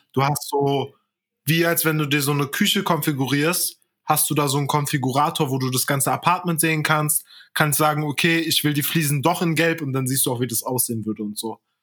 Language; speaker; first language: German; early bilingual, other home language; Turkish